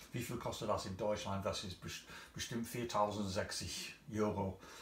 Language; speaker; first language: German; non-native, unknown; English